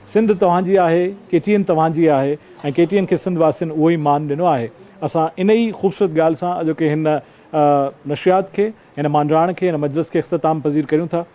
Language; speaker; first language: Sindhi; native; Sindhi